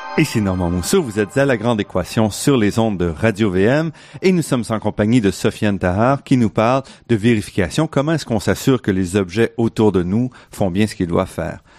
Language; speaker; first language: French; native; French